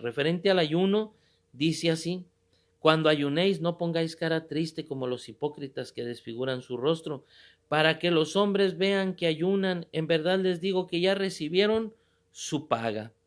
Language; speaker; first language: Spanish; native; Spanish